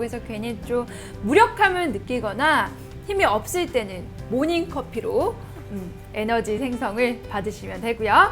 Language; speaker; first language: Korean; native; Korean